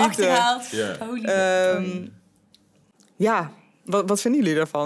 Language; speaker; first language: Dutch; native; Dutch